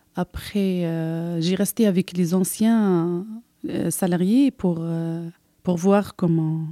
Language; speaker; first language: French; non-native, local second language; Arabic